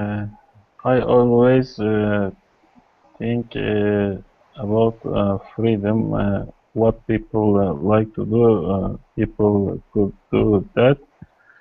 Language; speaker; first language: English; non-native, learner; Kurdish